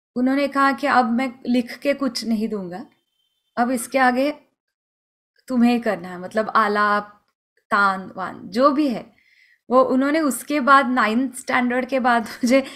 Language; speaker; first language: Hindi; non-native, local second language; Marathi